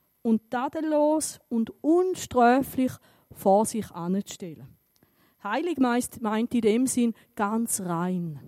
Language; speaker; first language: German; native; German